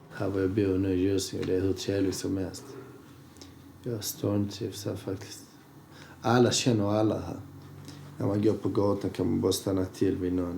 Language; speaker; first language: Swedish; early bilingual, other home language; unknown